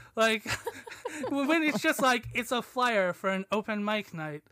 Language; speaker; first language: English; native; English